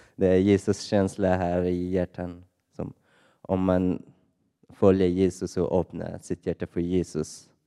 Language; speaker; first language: Swedish; non-native, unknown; Persian